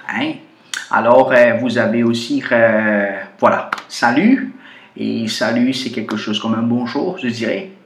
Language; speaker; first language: French; non-native, fluent; Portuguese